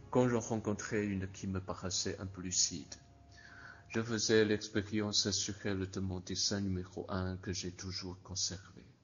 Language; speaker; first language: French; non-native, learner; Chinese